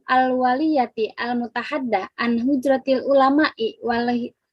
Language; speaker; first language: Arabic; non-native, learner; Indonesian